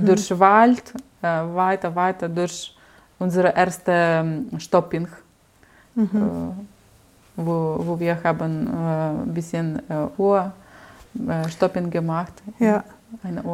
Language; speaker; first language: German; non-native, learner; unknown